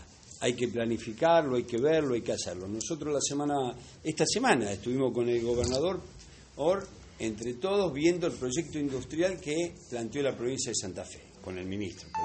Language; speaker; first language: Spanish; native; Spanish